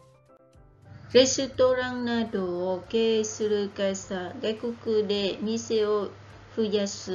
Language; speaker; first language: Japanese; non-native, learner; Vietnamese